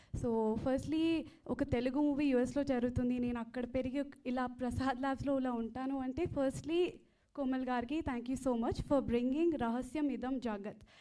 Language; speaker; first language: Telugu; early bilingual, heritage; Telugu